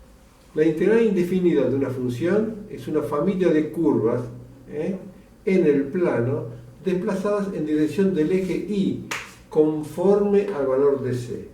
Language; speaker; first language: Spanish; native; Spanish